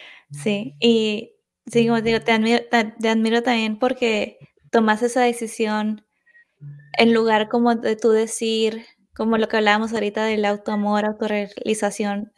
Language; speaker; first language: Spanish; native; Spanish